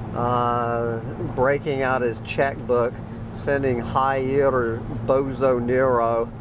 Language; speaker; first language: English; native; English